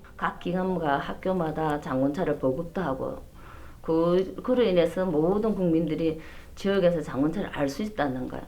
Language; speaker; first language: Korean; native; Korean